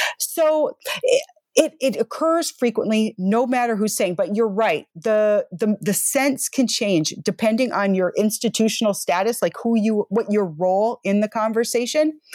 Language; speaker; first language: English; native; English